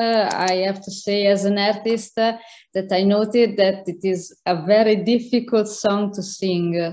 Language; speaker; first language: English; non-native, fluent; Italian